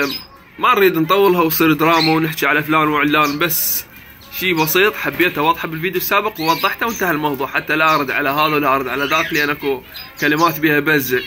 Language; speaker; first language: Arabic; native; Arabic